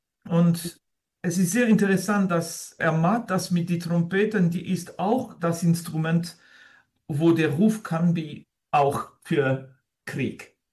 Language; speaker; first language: German; non-native, fluent; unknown